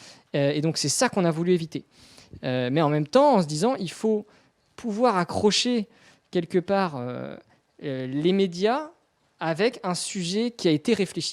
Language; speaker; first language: French; native; French